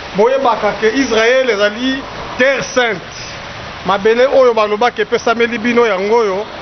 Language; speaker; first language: Lingala; non-native, local second language; Kongo